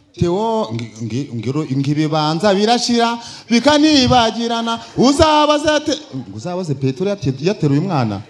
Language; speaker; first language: Kinyarwanda; native; Kinyarwanda